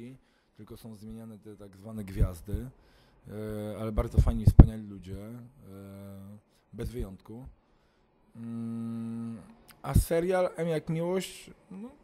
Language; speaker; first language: Polish; native; Polish